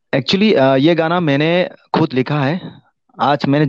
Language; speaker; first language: Hindi; non-native, local second language; Kok Borok